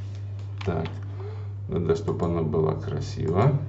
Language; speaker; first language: Russian; native; Russian